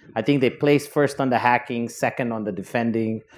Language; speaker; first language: English; non-native, fluent; Portuguese